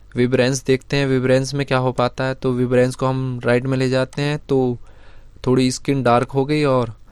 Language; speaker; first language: Hindi; native; Hindi